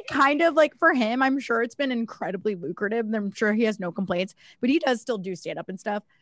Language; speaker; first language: English; native; English